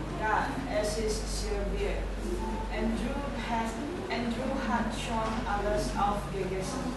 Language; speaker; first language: German; non-native, learner; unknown